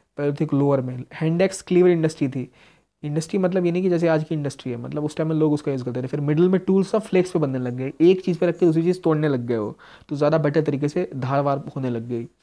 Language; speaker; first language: Hindi; native; Hindi